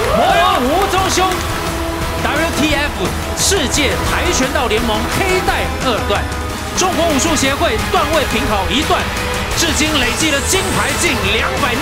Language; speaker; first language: Chinese; native; Chinese